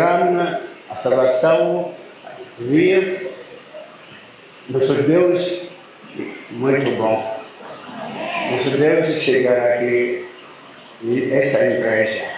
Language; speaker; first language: Portuguese; non-native, learner; Lingala